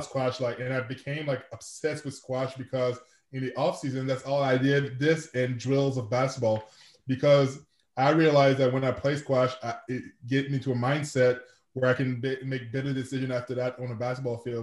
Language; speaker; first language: English; non-native, fluent; French